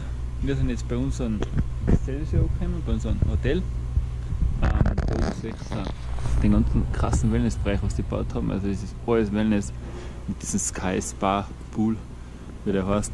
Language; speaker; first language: German; native; German